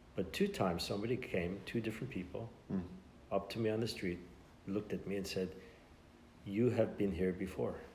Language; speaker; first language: Norwegian; non-native, fluent; English